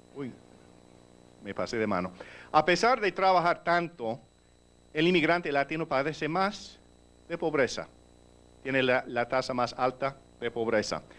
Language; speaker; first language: Spanish; early bilingual, heritage; Spanish